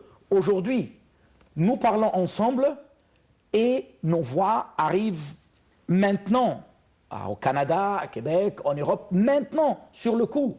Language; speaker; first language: French; non-native, fluent; Arabic